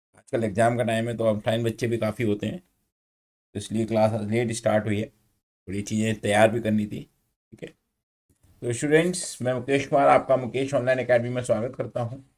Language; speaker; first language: Hindi; native; Hindi